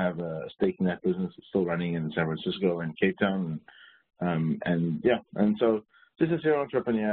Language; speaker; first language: English; native; English